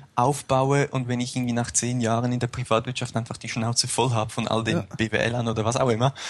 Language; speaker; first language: German; native; German